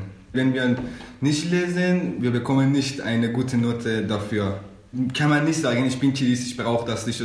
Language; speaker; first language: German; non-native, learner; Persian